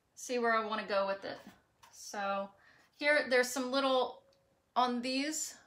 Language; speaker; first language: English; native; English